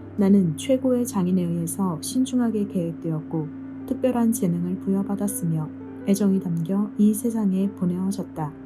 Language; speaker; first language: Korean; native; Korean